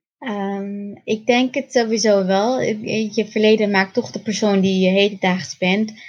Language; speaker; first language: Dutch; early bilingual, other home language; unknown